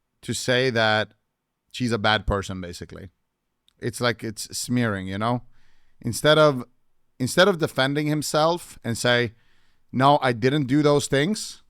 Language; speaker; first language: English; native; English